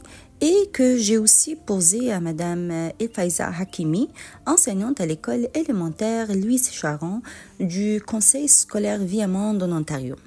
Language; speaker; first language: French; native; French